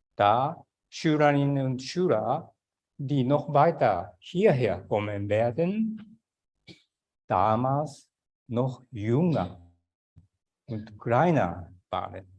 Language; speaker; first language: German; non-native, fluent; Japanese